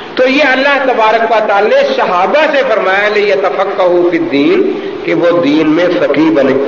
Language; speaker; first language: Urdu; non-native, local second language; Punjabi